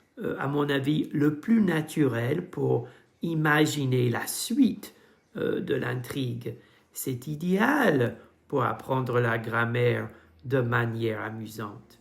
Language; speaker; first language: French; non-native, fluent; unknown